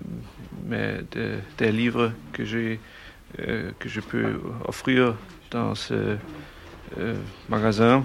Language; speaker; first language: French; non-native, learner; German